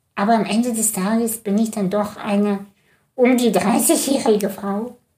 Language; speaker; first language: German; early bilingual, other home language; Russian